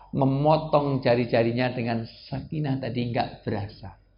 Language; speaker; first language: Indonesian; native; Indonesian